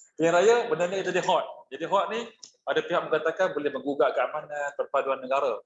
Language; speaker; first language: Malay; native; Malay